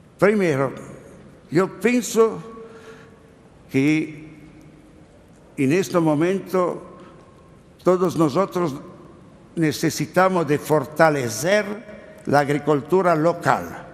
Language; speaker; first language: Spanish; non-native, learner; Italian